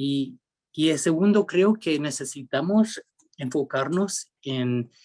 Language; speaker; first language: Spanish; early bilingual, heritage; Spanish